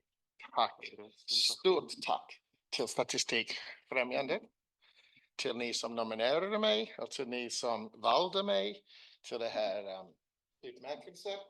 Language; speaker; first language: Swedish; non-native, fluent; English